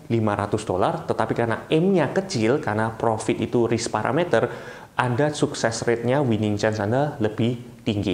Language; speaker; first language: Indonesian; native; Indonesian